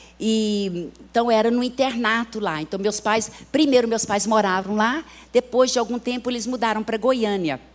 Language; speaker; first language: Portuguese; early bilingual, other home language; English